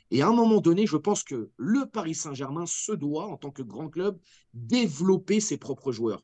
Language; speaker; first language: French; native; French